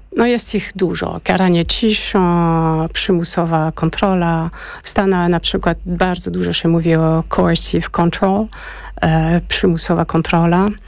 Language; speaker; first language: Polish; early bilingual, heritage; Polish